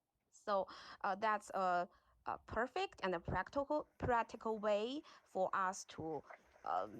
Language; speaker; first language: English; non-native, learner; Chinese